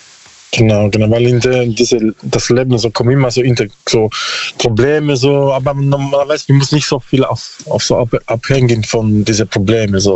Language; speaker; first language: German; non-native, learner; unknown